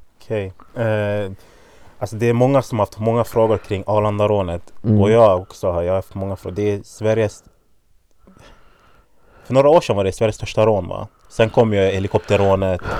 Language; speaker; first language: Swedish; native; Swedish